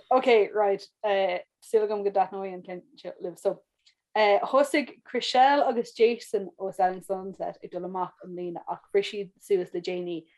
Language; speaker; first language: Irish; native; Irish